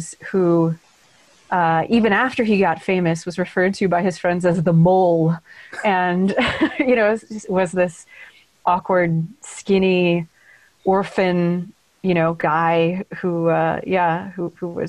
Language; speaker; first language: English; native; English